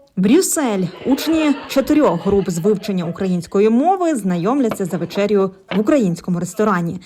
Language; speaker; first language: Ukrainian; native; Ukrainian